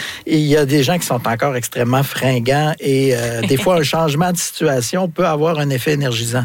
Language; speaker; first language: French; native; French